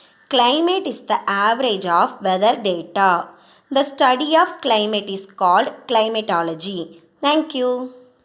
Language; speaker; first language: English; non-native, local second language; Tamil